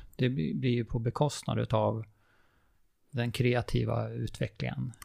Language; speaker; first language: Swedish; native; Swedish